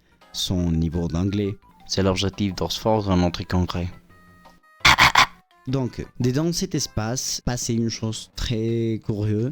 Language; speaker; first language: French; non-native, learner; Spanish